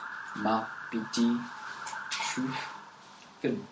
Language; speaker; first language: Arabic; non-native, learner; English